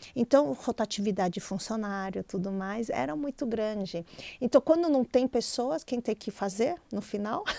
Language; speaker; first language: Portuguese; early bilingual, other home language; Chinese